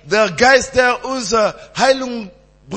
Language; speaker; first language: German; non-native, learner; French